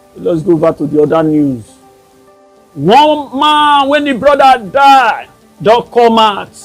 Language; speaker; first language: Nigerian Pidgin; native; Nigerian Pidgin